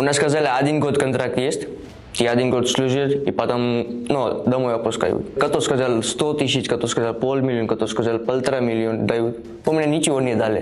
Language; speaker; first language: Russian; non-native, learner; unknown